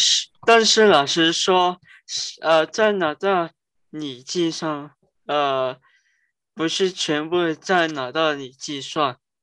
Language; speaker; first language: Chinese; early bilingual, heritage; Cantonese